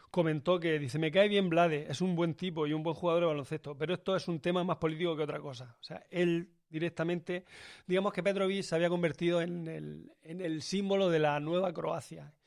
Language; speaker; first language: Spanish; native; Spanish